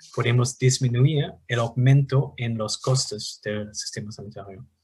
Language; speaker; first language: Spanish; non-native, fluent; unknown